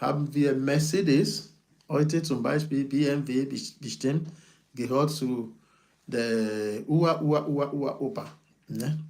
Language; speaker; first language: German; non-native, fluent; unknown